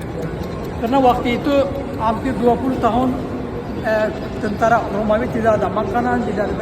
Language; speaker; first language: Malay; non-native, fluent; Turkish